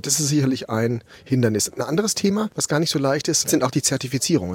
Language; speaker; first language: German; native; German